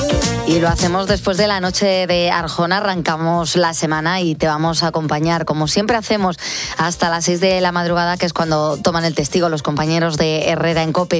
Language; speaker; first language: Spanish; native; Spanish